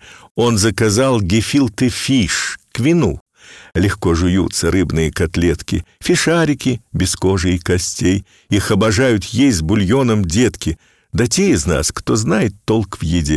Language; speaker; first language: Russian; native; Russian